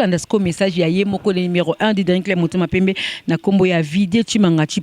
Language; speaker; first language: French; non-native, local second language; Lingala